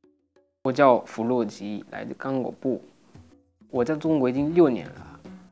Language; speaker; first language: Chinese; non-native, fluent; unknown